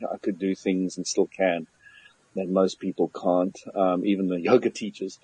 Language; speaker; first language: English; native; English